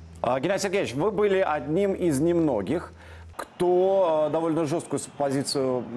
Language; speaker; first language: Russian; native; Russian